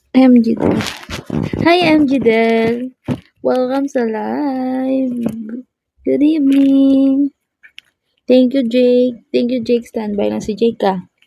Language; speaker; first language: Filipino; non-native, local second language; Hiligaynon